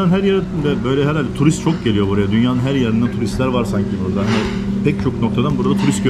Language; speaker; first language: Turkish; native; Turkish